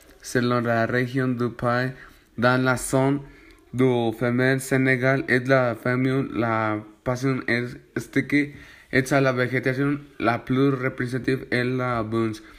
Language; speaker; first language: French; non-native, learner; Spanish